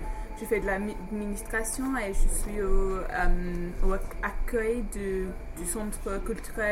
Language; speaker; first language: French; non-native, fluent; English